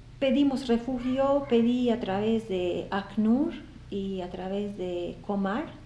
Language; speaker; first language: Spanish; non-native, fluent; Albanian